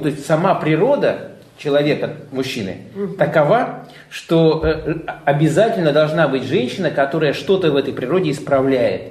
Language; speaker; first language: Russian; native; Russian